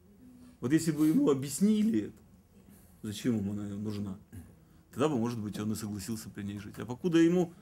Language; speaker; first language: Russian; native; Russian